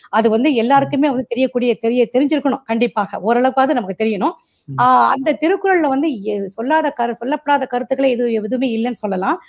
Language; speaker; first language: Tamil; non-native, local second language; Marathi